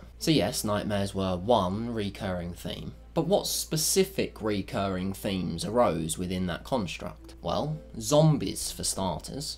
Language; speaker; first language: English; native; English